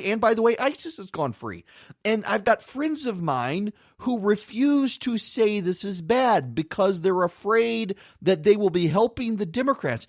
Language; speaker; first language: English; native; English